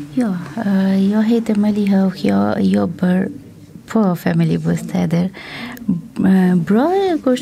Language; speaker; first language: Swedish; non-native, learner; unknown